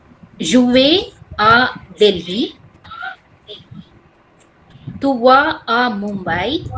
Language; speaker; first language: French; non-native, learner; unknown